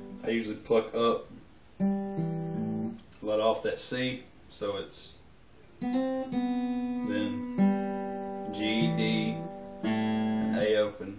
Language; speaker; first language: English; native; English